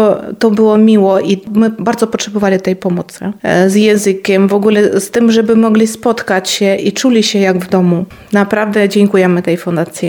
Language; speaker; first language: Polish; non-native, fluent; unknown